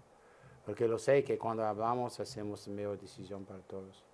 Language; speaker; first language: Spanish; non-native, learner; English